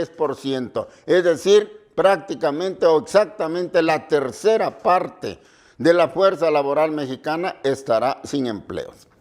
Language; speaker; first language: Spanish; native; Spanish